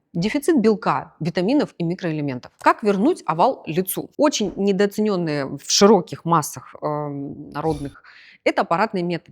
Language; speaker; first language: Russian; native; Russian